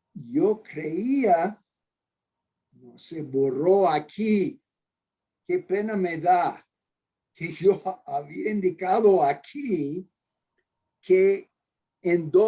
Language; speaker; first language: Spanish; non-native, fluent; English